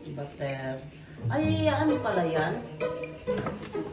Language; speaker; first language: Filipino; native; Filipino